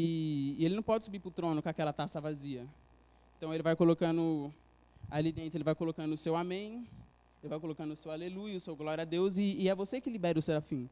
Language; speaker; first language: Portuguese; native; Portuguese